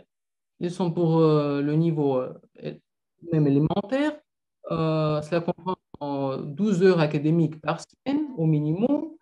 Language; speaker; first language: French; non-native, fluent; Russian